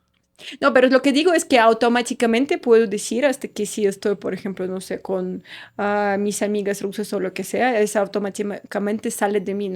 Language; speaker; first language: Spanish; non-native, fluent; Russian